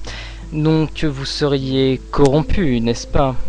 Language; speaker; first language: French; native; French